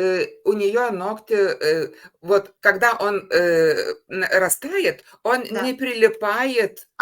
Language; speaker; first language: Russian; non-native, fluent; Lithuanian